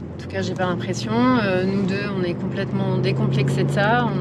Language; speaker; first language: French; native; French